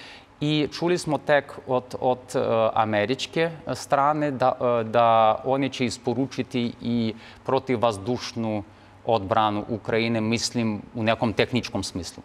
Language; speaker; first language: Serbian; non-native, fluent; Ukrainian